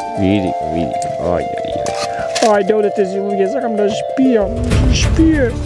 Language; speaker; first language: Macedonian; native; Macedonian